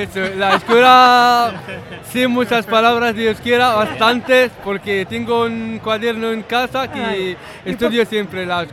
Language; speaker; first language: Spanish; non-native, learner; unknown